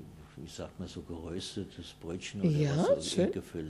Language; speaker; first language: German; native; German